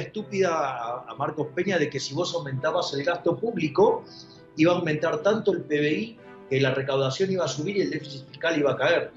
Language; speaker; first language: Spanish; native; Spanish